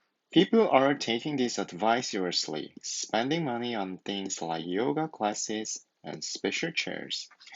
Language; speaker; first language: English; non-native, fluent; Korean